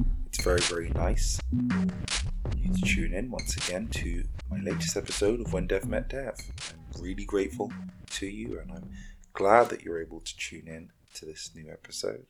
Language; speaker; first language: English; native; English